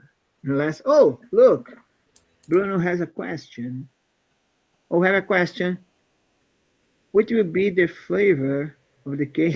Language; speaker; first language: English; non-native, fluent; Portuguese